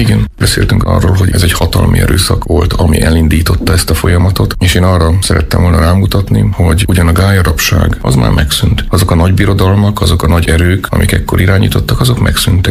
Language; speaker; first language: Hungarian; native; Hungarian